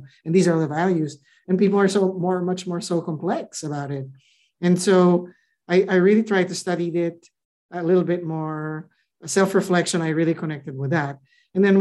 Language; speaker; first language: English; non-native, local second language; Filipino